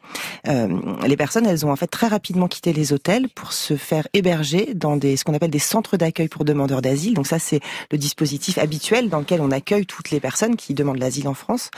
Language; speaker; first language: French; native; French